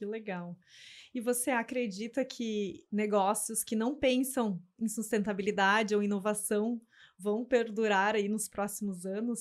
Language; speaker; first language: Portuguese; native; Portuguese